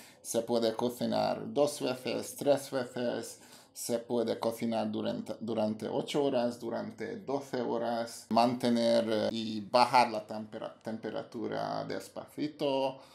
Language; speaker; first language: Spanish; non-native, fluent; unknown